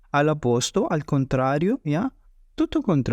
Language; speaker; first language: Italian; non-native, fluent; Urdu